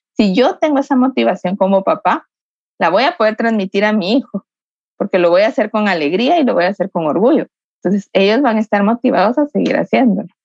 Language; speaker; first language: Spanish; native; Spanish